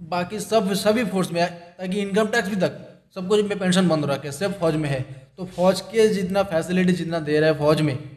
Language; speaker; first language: Hindi; non-native, local second language; Bangla